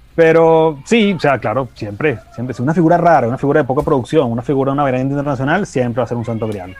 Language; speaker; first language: Spanish; native; Spanish